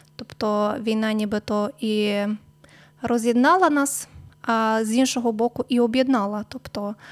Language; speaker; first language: Ukrainian; native; Ukrainian